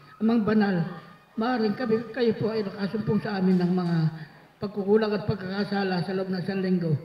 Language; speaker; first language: Filipino; native; Filipino